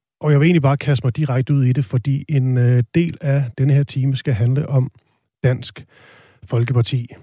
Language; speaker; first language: Danish; native; Danish